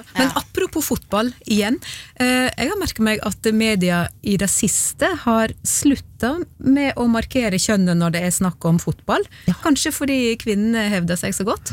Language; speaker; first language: Norwegian; native; Norwegian